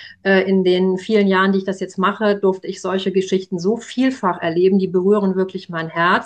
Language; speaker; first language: German; native; German